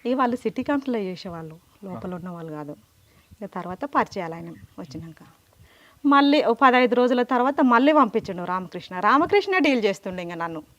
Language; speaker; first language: Telugu; native; Telugu